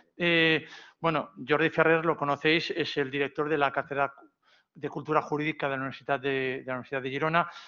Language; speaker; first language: Spanish; non-native, local second language; Catalan